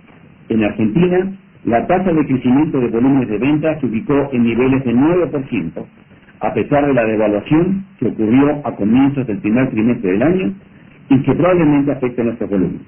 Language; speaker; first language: Spanish; native; Spanish